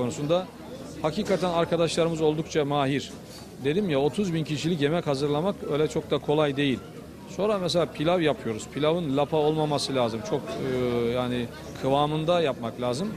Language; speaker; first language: Turkish; native; Turkish